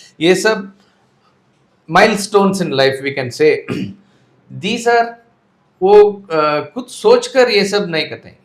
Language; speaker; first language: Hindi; non-native, local second language; Tamil